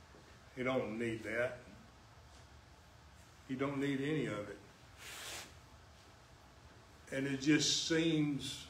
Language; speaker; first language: English; native; English